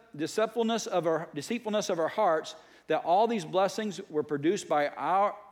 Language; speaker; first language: English; native; English